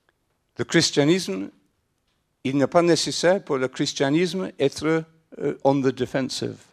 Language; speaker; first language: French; non-native, fluent; English